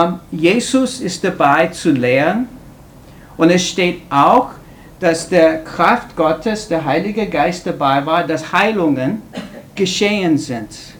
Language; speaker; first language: German; non-native, fluent; English